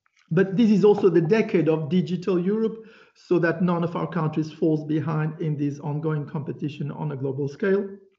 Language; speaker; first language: English; non-native, fluent; Portuguese